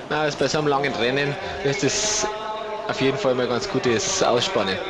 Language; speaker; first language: German; native; German